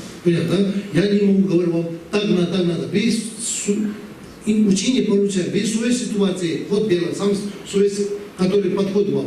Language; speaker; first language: Russian; non-native, learner; Tibetan